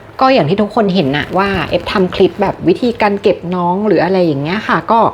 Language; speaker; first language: Thai; native; Thai